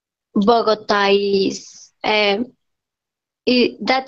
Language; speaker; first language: English; non-native, learner; Spanish